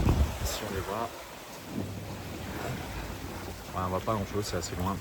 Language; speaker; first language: French; native; French